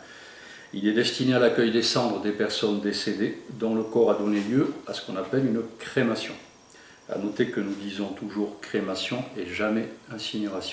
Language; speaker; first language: French; native; French